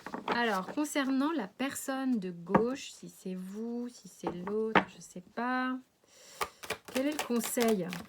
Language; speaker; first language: French; native; French